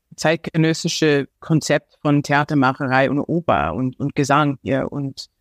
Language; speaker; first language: German; non-native, fluent; English